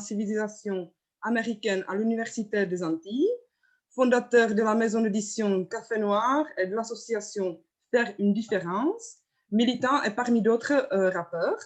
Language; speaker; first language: French; non-native, fluent; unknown